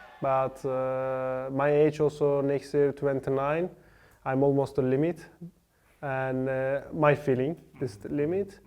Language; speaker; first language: English; non-native, learner; Turkish